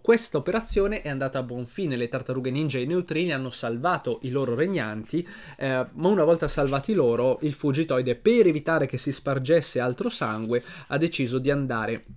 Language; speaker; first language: Italian; native; Italian